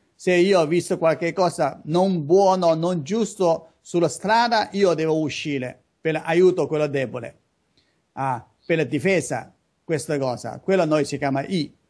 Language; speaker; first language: Italian; non-native, learner; Chinese